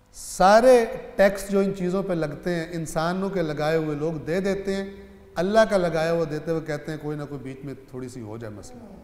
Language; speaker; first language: Urdu; non-native, local second language; Punjabi